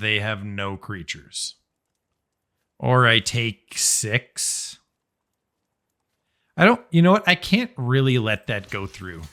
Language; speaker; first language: English; native; English